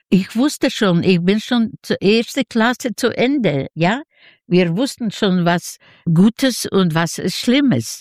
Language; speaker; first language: German; non-native, fluent; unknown